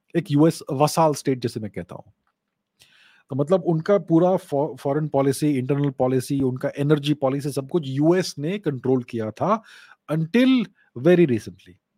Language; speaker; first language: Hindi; non-native, local second language; Gujarati